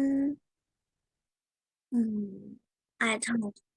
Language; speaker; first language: English; non-native, learner; Chinese